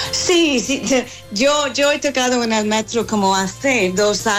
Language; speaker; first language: Spanish; non-native, fluent; English